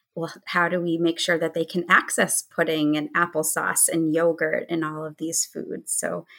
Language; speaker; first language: English; native; English